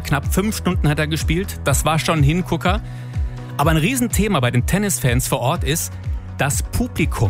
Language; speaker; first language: German; native; German